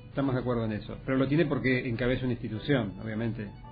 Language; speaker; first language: Spanish; native; Spanish